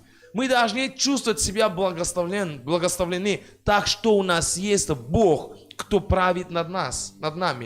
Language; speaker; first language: Russian; non-native, fluent; French